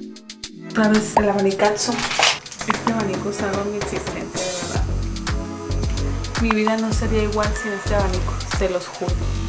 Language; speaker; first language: Spanish; native; Spanish